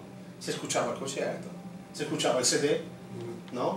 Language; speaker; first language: Spanish; non-native, fluent; Italian